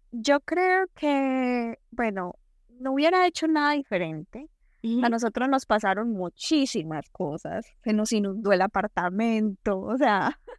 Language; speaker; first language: Spanish; native; Spanish